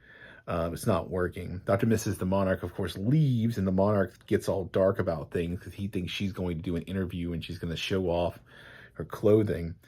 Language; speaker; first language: English; native; English